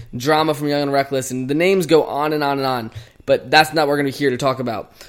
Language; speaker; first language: English; native; English